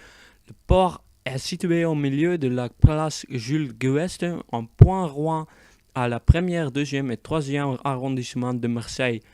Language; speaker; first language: French; non-native, learner; Dutch